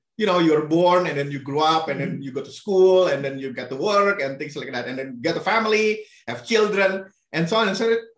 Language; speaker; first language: English; non-native, fluent; Indonesian